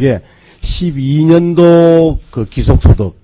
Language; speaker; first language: Korean; native; Korean